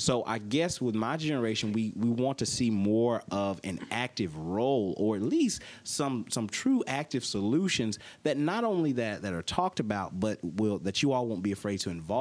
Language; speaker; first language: English; native; English